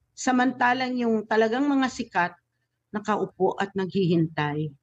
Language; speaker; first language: Filipino; native; Filipino